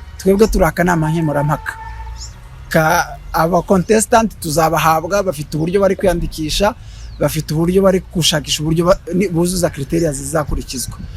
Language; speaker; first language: Kinyarwanda; native; Kinyarwanda